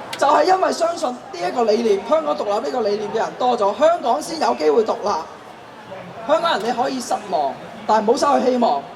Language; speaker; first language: Cantonese; native; Cantonese